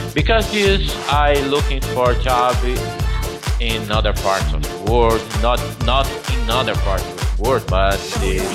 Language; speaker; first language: English; non-native, learner; Portuguese